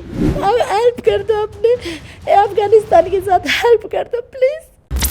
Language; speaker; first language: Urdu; non-native, learner; Persian